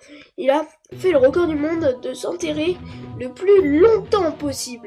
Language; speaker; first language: French; native; French